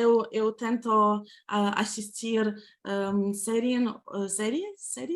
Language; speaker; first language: Portuguese; non-native, learner; Ukrainian